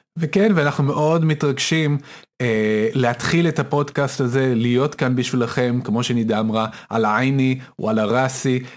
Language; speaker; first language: Hebrew; native; Hebrew